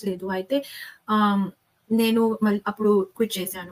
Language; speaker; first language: Telugu; non-native, local second language; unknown